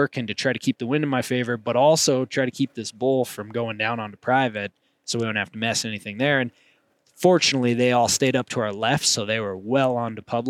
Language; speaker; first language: English; native; English